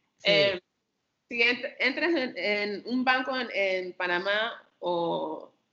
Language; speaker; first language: Spanish; early bilingual, heritage; Spanish